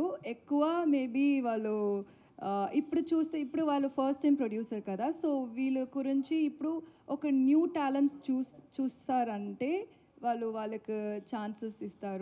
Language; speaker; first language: Telugu; non-native, learner; Tamil